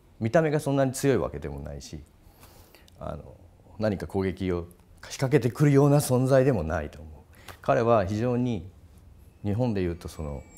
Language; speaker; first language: Japanese; native; Japanese